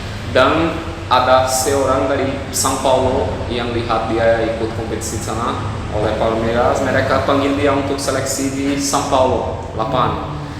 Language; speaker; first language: Indonesian; non-native, fluent; Portuguese